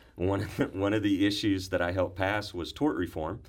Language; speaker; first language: English; native; English